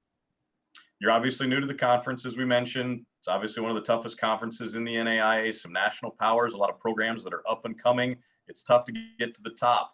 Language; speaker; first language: English; native; English